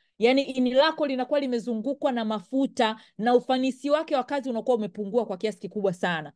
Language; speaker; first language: Swahili; native; Swahili